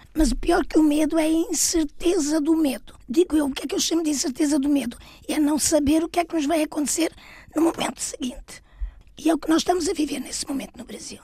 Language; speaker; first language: Portuguese; native; Portuguese